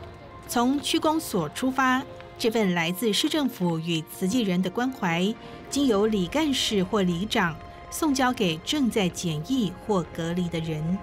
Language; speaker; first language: Chinese; native; Chinese